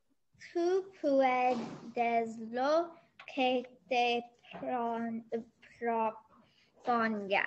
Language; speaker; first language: Spanish; non-native, learner; English